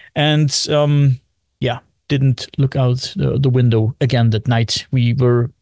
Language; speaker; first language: English; non-native, fluent; German